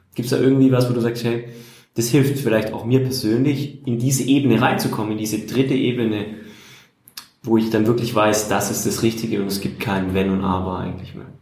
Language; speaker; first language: German; native; German